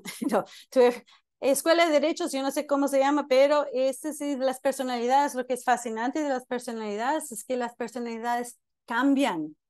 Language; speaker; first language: Spanish; non-native, fluent; English